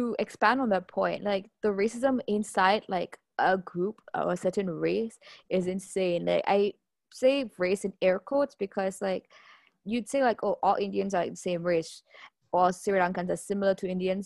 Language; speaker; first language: English; native; English